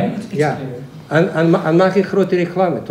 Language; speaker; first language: Dutch; non-native, learner; Azerbaijani